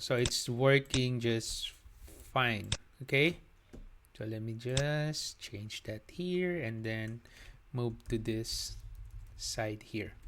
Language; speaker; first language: English; non-native, local second language; Filipino